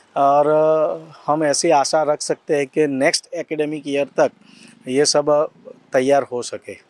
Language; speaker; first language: Hindi; non-native, local second language; Gujarati